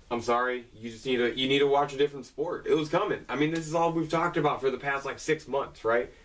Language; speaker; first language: English; native; English